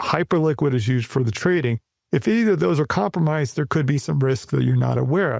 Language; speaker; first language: English; native; English